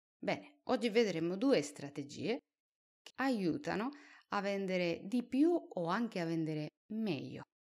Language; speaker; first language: Italian; non-native, fluent; Spanish